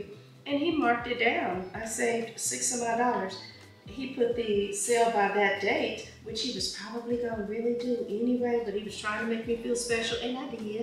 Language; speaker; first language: English; native; English